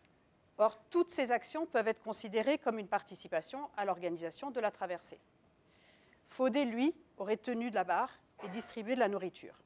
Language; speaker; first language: French; native; French